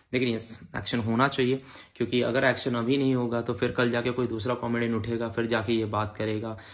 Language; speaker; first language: Hindi; native; Hindi